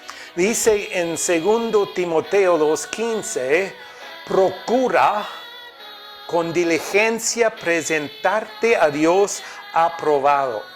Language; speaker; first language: Spanish; non-native, fluent; English